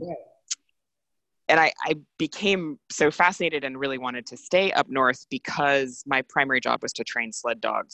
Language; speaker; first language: English; native; English